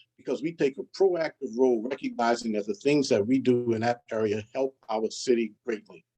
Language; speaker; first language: English; native; English